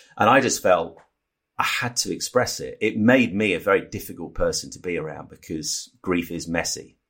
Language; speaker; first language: English; native; English